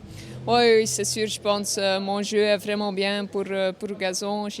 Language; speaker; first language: French; non-native, fluent; Dutch